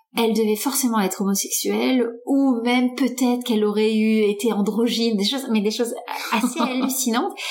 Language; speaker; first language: French; native; French